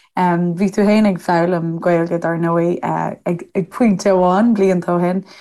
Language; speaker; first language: Irish; non-native, local second language; English